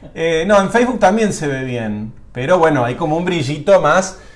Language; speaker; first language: Spanish; native; Spanish